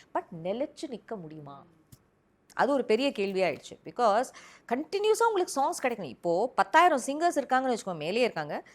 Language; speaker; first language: Tamil; early bilingual, heritage; Tamil